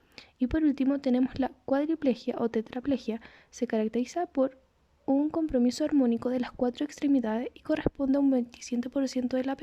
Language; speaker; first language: Spanish; native; Spanish